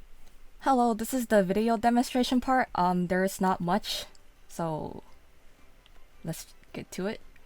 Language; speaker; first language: English; native; English